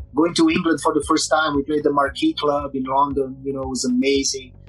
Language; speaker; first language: English; non-native, fluent; Portuguese